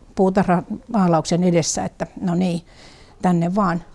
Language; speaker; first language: Finnish; native; Finnish